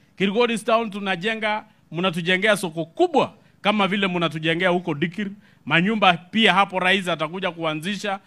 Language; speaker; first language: Swahili; non-native, local second language; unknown